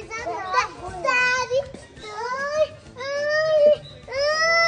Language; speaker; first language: Portuguese; native; Portuguese